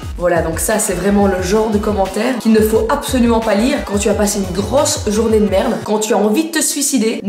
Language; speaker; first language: French; native; French